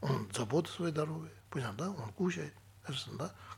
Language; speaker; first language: Russian; non-native, learner; Tibetan